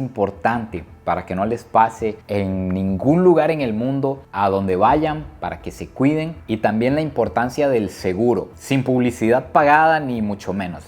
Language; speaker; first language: Spanish; native; Spanish